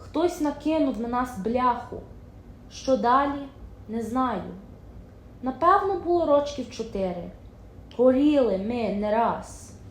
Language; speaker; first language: Ukrainian; early bilingual, heritage; Ukrainian